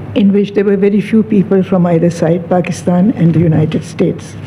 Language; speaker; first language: English; non-native, local second language; Urdu